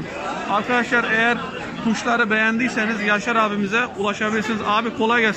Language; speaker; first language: Turkish; native; Turkish